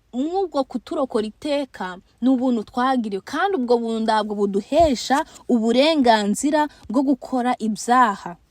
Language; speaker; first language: Kinyarwanda; native; Kinyarwanda